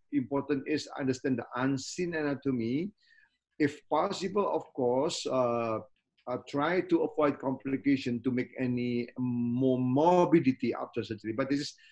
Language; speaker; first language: English; non-native, fluent; Indonesian